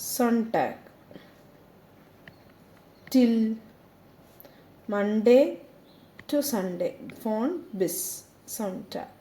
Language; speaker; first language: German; non-native, fluent; Malayalam